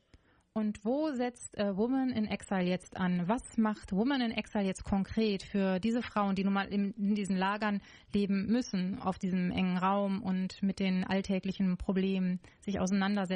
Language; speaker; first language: German; native; German